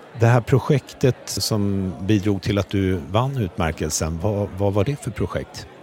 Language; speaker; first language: Swedish; native; Swedish